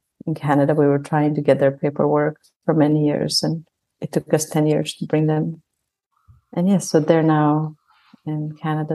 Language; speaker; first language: English; non-native, fluent; Bosnian